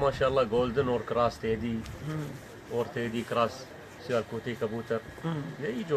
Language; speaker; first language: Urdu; non-native, learner; Arabic